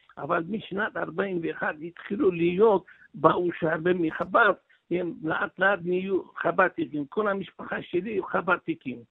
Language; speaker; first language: Hebrew; non-native, local second language; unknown